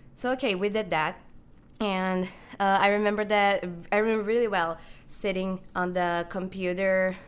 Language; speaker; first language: English; non-native, fluent; Portuguese